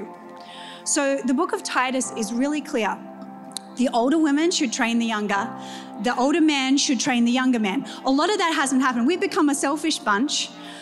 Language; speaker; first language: English; native; English